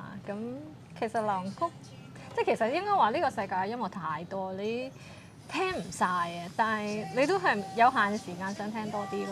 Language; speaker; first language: Cantonese; native; Cantonese